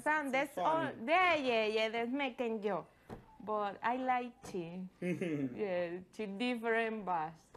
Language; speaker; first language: English; non-native, learner; Spanish